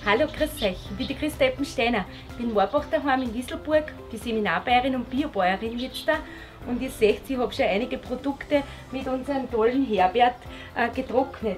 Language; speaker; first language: German; native; German